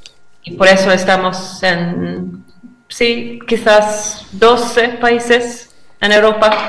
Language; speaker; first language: Spanish; non-native, learner; Swedish